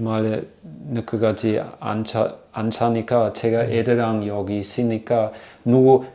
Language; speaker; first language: Korean; non-native, fluent; German